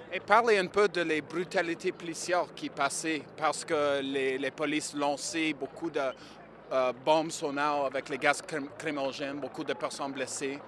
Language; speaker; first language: French; non-native, learner; English